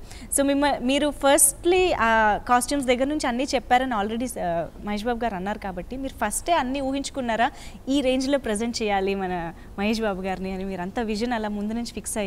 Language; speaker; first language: Telugu; native; Telugu